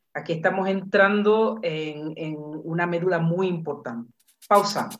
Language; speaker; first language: Spanish; native; Spanish